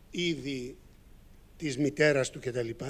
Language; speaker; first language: Greek; native; Greek